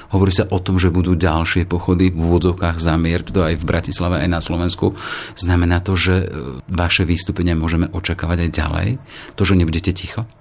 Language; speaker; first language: Slovak; native; Slovak